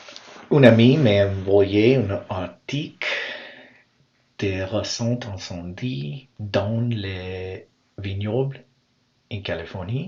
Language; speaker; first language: French; non-native, learner; English